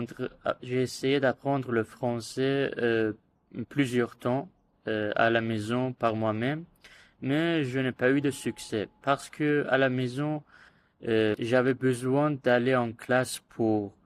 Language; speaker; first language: French; non-native, learner; Azerbaijani